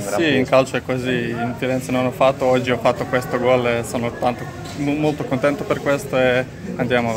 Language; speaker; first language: Italian; non-native, learner; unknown